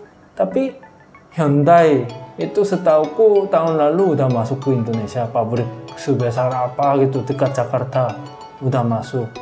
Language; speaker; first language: Indonesian; non-native, fluent; Korean